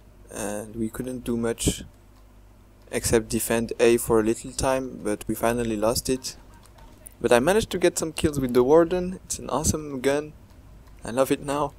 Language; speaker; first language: English; non-native, fluent; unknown